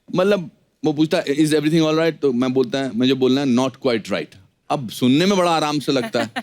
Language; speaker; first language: Hindi; native; Hindi